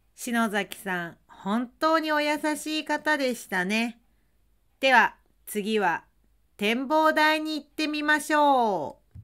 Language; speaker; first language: Japanese; native; Japanese